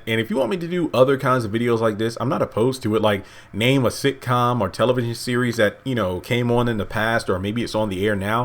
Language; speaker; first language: English; native; English